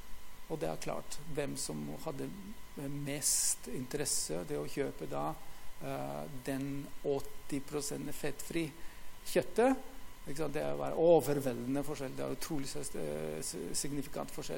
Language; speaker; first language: Norwegian; non-native, fluent; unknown